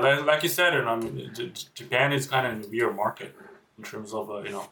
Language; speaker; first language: English; non-native, fluent; Japanese